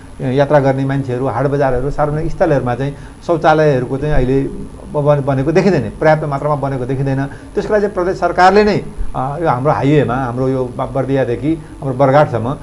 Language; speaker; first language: Nepali; native; Nepali